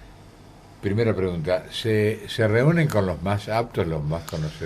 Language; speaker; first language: Spanish; native; Spanish